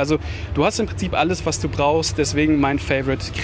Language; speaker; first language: German; native; German